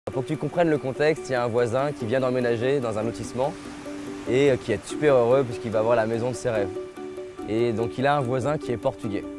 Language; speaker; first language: French; native; French